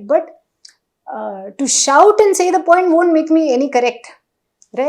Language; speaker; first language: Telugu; non-native, learner; Hindi